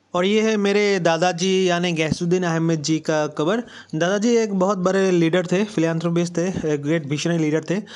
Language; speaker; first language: Hindi; non-native, local second language; Assamese